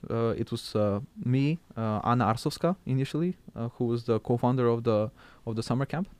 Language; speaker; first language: English; non-native, fluent; Macedonian